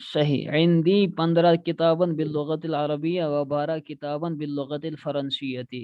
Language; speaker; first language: Arabic; non-native, fluent; Urdu